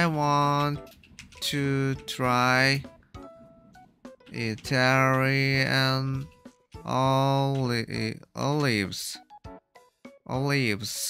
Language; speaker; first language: English; non-native, learner; Japanese